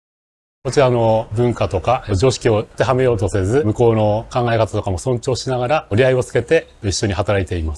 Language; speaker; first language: Japanese; native; Japanese